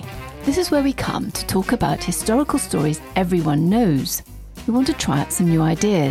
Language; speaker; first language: English; native; English